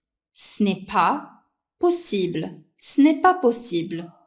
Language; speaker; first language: French; non-native, local second language; Arabic